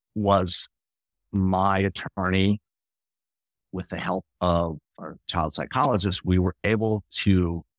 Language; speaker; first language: English; native; English